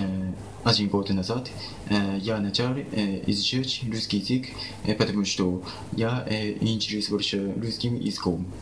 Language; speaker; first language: Russian; non-native, learner; Japanese